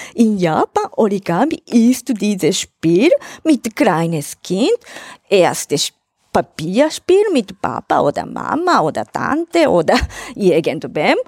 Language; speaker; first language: German; non-native, learner; Japanese